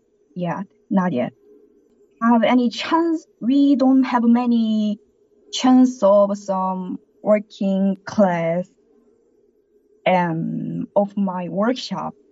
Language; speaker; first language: English; non-native, learner; Korean